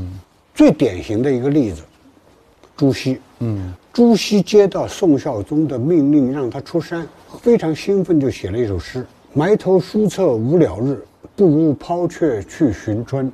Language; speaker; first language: Chinese; native; Chinese